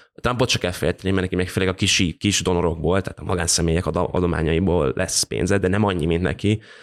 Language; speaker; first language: Hungarian; native; Hungarian